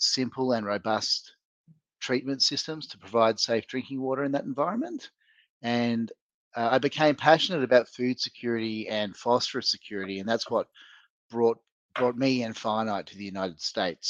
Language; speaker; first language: English; native; English